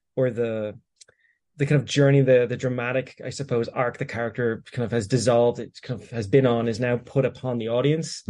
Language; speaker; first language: English; native; English